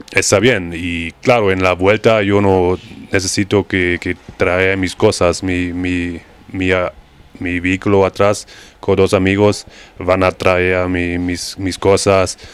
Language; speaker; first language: Spanish; non-native, learner; German